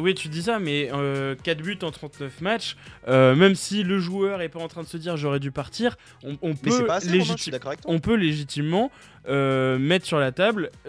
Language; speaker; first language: French; native; French